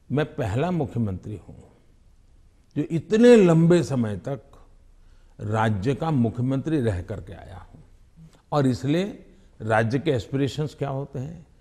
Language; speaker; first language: Hindi; non-native, local second language; Gujarati